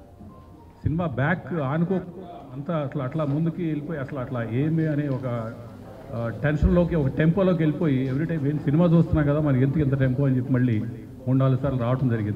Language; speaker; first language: Telugu; native; Telugu